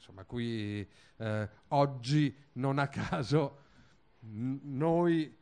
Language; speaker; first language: Italian; early bilingual, other home language; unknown